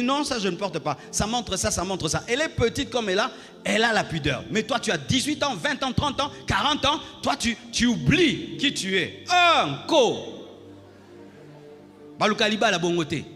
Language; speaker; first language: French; non-native, local second language; Lingala